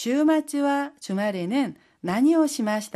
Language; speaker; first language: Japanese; non-native, fluent; Korean